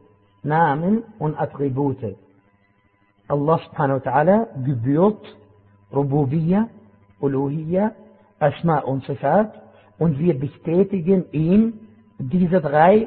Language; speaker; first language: German; non-native, fluent; Arabic